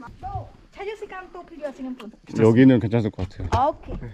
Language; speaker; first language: Korean; non-native, learner; Khmer